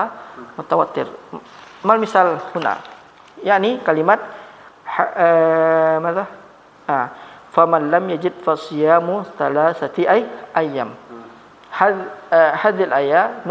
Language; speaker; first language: Arabic; non-native, fluent; Malay